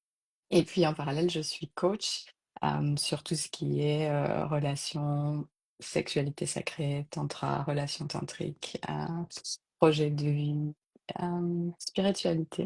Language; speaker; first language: French; native; French